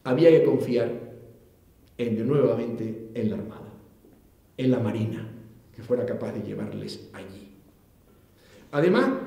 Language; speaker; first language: Spanish; native; Spanish